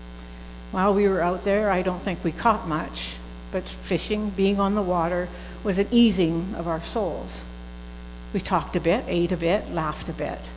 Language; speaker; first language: English; native; English